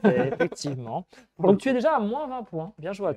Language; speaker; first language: French; native; French